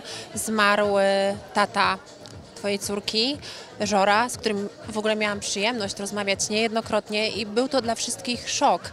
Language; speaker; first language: Polish; native; Polish